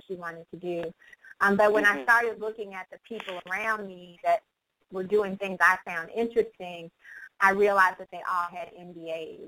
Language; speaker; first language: English; native; English